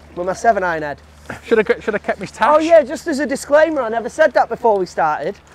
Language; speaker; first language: English; native; English